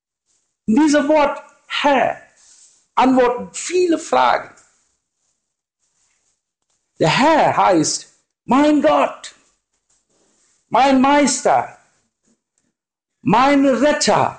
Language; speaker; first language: German; non-native, learner; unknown